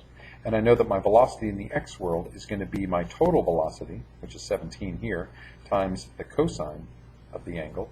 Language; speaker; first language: English; native; English